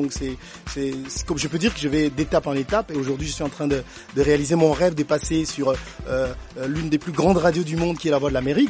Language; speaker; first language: French; non-native, local second language; Lingala